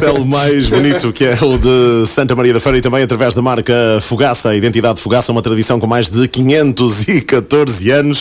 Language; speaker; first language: Portuguese; native; Portuguese